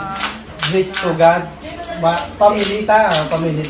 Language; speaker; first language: Filipino; non-native, local second language; Cebuano